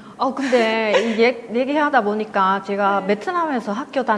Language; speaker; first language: Korean; non-native, fluent; Vietnamese